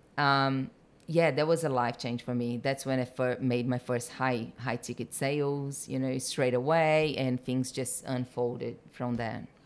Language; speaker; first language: English; non-native, fluent; Portuguese